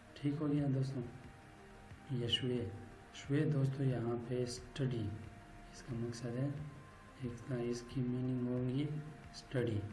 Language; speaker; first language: Urdu; native; Urdu